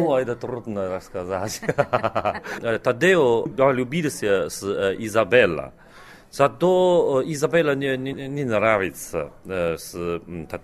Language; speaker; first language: Russian; non-native, learner; Chinese